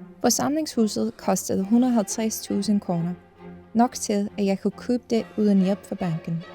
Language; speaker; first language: Danish; non-native, fluent; English